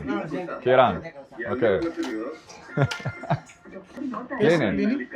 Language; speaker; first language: English; non-native, learner; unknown